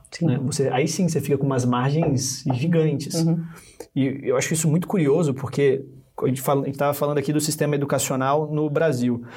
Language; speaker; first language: Portuguese; native; Portuguese